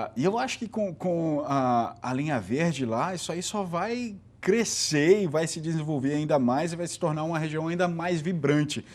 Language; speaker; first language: Portuguese; native; Portuguese